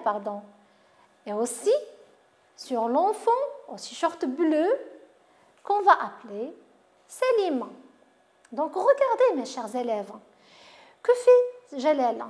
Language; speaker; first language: French; non-native, local second language; Arabic